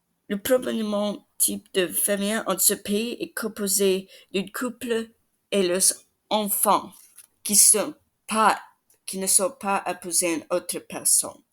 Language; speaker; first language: French; non-native, learner; English